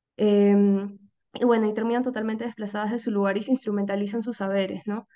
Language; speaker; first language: Spanish; native; Spanish